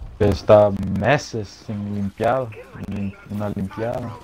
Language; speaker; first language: Spanish; early bilingual, heritage; Spanish